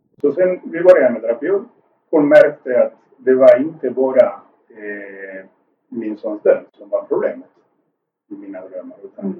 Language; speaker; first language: Swedish; non-native, fluent; Spanish